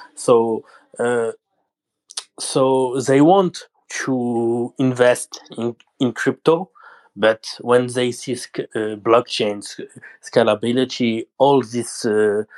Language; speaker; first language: English; non-native, learner; French